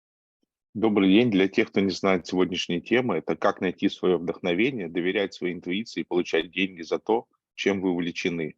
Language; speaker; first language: Russian; native; Russian